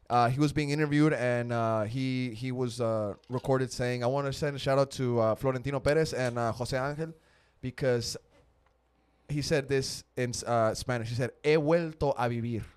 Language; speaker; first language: English; early bilingual, other home language; Spanish